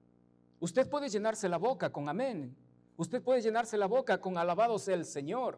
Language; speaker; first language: Spanish; native; Spanish